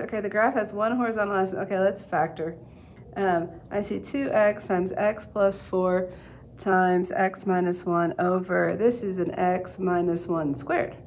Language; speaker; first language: English; native; English